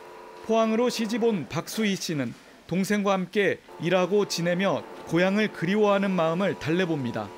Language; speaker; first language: Korean; native; Korean